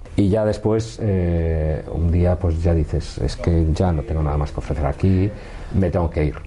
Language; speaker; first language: Spanish; native; Spanish